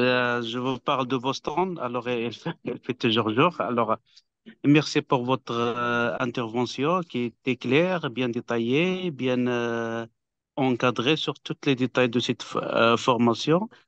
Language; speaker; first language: French; non-native, fluent; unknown